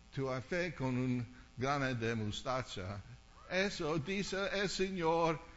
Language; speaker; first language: Spanish; non-native, learner; English